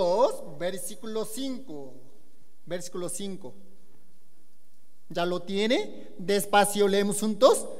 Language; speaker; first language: Spanish; non-native, learner; Korean